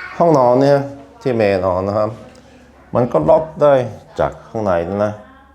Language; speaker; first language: Thai; non-native, fluent; Norwegian